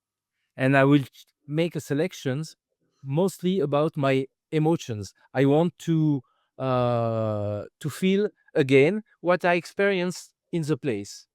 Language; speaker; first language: English; non-native, fluent; French